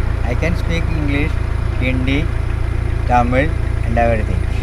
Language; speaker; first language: English; non-native, local second language; Malayalam